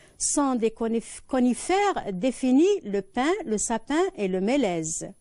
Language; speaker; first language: French; non-native, local second language; Arabic